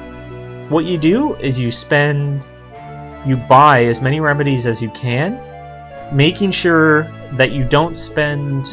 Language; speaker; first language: English; native; English